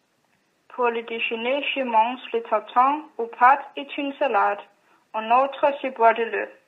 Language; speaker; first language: French; non-native, learner; Danish